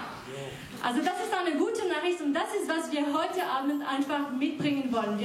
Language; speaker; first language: German; non-native, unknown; French